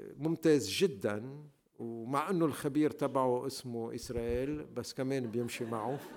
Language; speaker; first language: Arabic; native; Arabic